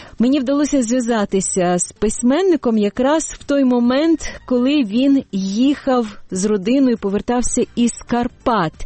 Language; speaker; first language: Ukrainian; native; Ukrainian